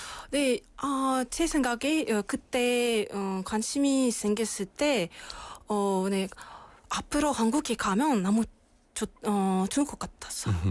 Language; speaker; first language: Korean; non-native, learner; Russian